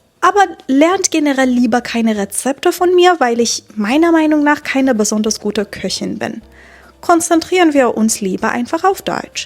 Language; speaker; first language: German; non-native, fluent; Persian